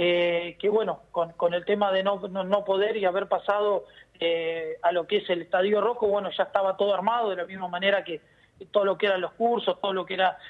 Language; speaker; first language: Spanish; native; Spanish